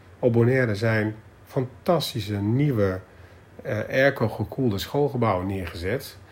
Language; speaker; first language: Dutch; native; Dutch